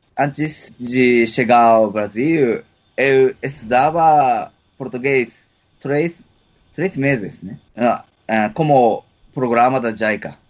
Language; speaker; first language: Portuguese; non-native, learner; Japanese